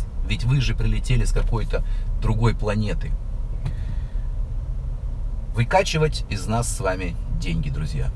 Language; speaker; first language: Russian; native; Russian